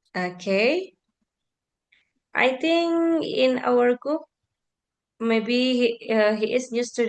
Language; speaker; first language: English; non-native, fluent; Indonesian